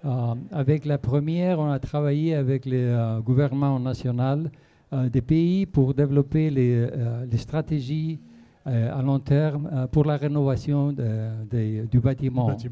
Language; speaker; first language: French; non-native, fluent; Spanish